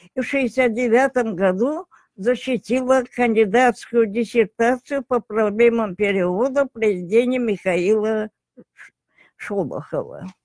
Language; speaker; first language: Russian; non-native, local second language; Tajik